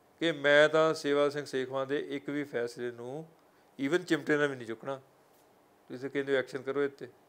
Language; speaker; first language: Punjabi; native; Punjabi